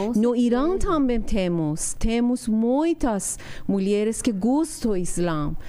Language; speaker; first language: Portuguese; non-native, learner; Persian